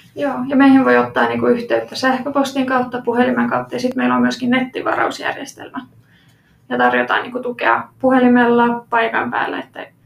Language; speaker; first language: Finnish; non-native, local second language; Swedish